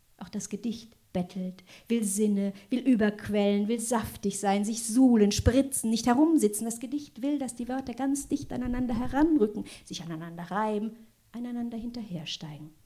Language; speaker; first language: German; non-native, local second language; French